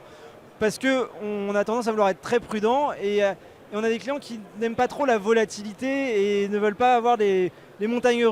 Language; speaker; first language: French; native; French